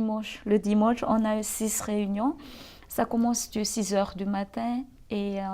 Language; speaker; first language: French; non-native, local second language; Malagasy